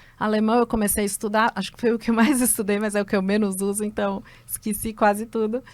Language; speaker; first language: Portuguese; early bilingual, other home language; Spanish